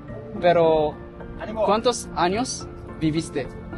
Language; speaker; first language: Spanish; non-native, learner; Japanese